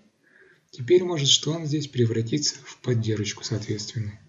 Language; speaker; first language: Russian; native; Russian